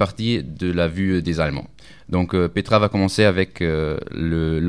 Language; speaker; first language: French; non-native, fluent; German